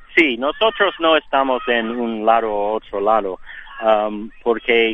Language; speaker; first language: Spanish; non-native, learner; English